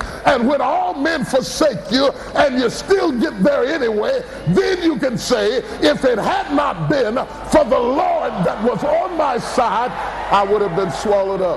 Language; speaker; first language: English; native; English